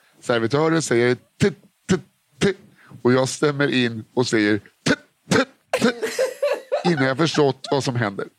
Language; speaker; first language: Swedish; native; Swedish